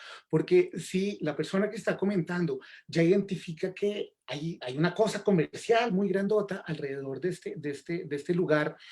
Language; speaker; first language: Spanish; native; Spanish